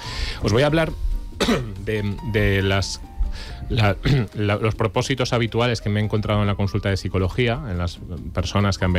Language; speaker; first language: Spanish; native; Spanish